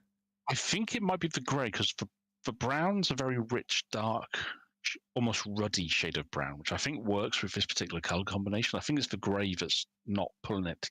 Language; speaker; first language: English; native; English